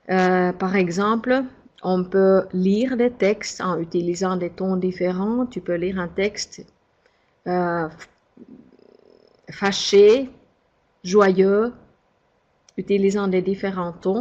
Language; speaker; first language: French; non-native, fluent; Finnish